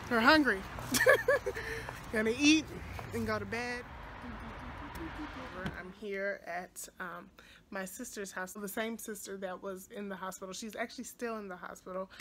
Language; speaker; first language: English; native; English